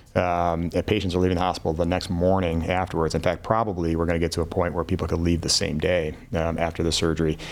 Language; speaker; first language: English; native; English